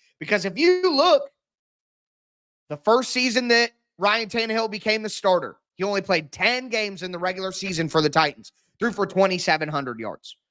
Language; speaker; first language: English; native; English